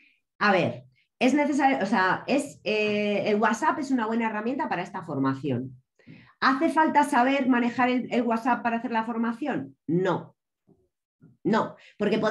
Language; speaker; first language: Spanish; native; Spanish